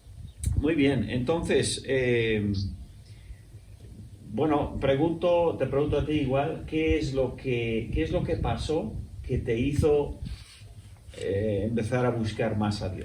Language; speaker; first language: Spanish; non-native, fluent; English